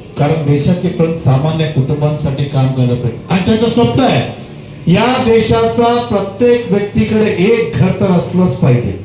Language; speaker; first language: Marathi; non-native, local second language; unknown